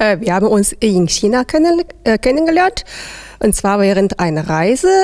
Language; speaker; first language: German; non-native, fluent; Chinese